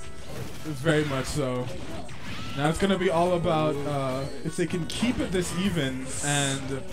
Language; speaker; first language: English; native; English